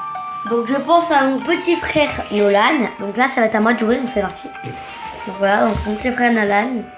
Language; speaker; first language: French; native; French